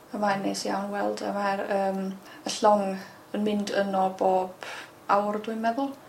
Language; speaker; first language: Welsh; non-native, fluent; German